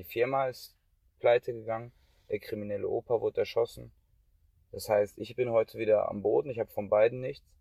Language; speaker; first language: German; native; German